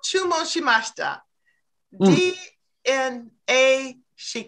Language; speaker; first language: Japanese; non-native, learner; English